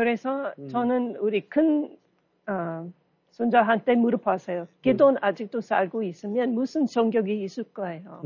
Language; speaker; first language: Korean; non-native, learner; English